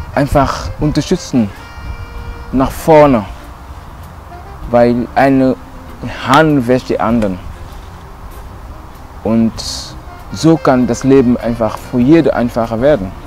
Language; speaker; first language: German; non-native, local second language; Wolof